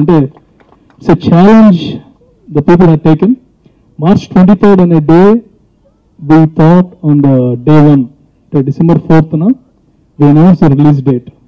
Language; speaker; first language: Telugu; native; Telugu